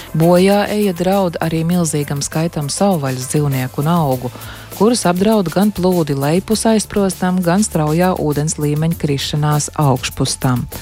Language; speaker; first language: Latvian; native; Latvian